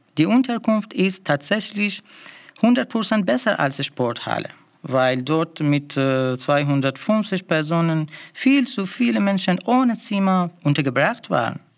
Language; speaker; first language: German; non-native, learner; Persian